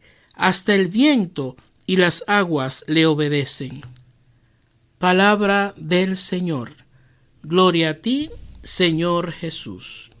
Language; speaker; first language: Spanish; native; Spanish